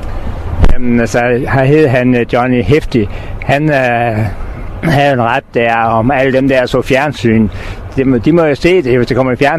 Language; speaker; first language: Danish; native; Danish